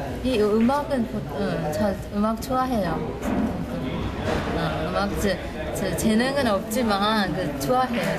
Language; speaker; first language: Korean; non-native, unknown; Sinhala